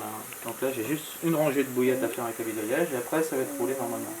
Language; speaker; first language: French; native; French